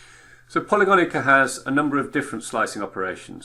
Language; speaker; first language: English; native; English